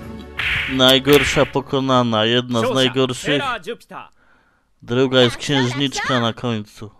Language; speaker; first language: Polish; native; Polish